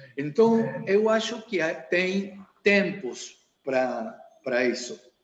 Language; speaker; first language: Portuguese; non-native, learner; Spanish